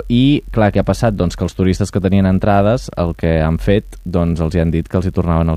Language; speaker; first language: Catalan; native; Catalan